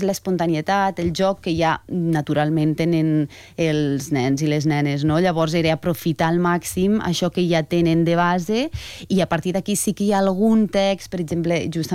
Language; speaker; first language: Catalan; native; Catalan